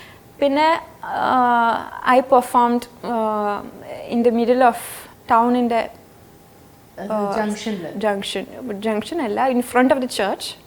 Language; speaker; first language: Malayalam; non-native, fluent; French